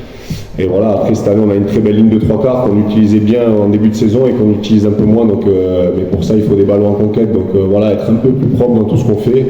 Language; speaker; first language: French; native; French